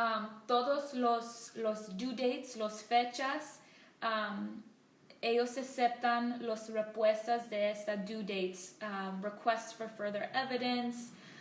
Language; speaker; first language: Spanish; non-native, learner; English